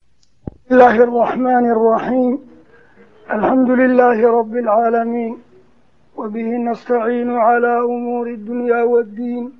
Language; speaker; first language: Arabic; non-native, local second language; Somali